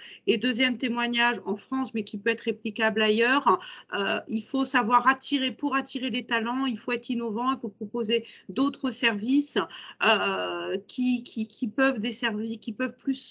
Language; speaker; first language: French; native; French